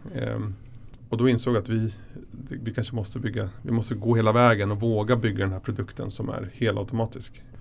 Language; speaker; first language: Swedish; early bilingual, other home language; Spanish